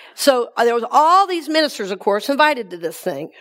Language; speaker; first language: English; native; English